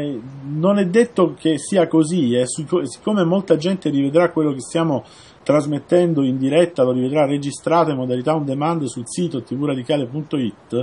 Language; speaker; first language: Italian; native; Italian